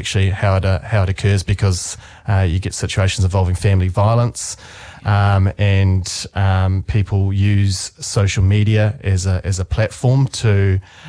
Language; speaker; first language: English; native; English